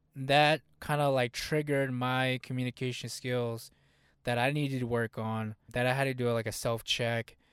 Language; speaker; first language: English; early bilingual, other home language; Hmong